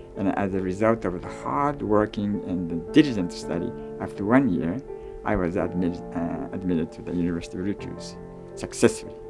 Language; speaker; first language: English; non-native, fluent; Japanese